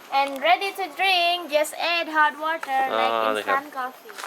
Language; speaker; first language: English; non-native, learner; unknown